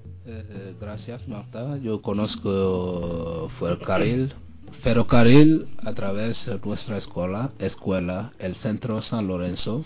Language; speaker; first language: Spanish; non-native, learner; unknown